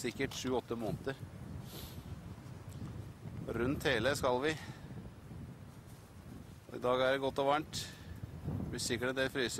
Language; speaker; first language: Norwegian; native; Norwegian